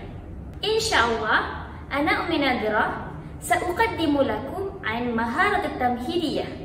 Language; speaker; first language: Arabic; non-native, learner; Malay